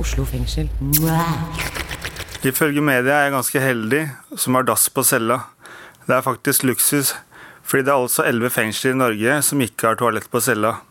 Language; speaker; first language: Norwegian; native; Norwegian